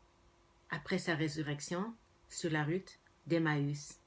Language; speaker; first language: French; non-native, fluent; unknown